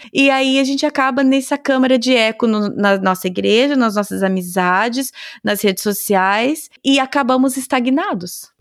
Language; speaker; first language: Portuguese; native; Portuguese